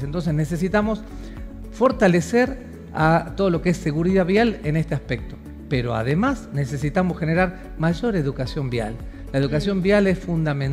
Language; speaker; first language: Spanish; native; Spanish